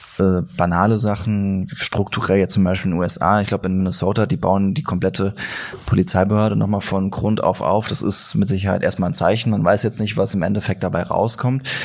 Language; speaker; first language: German; native; German